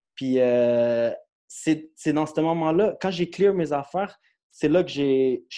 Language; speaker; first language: French; native; French